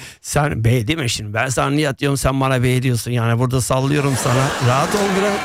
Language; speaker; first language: Turkish; early bilingual, heritage; Turkish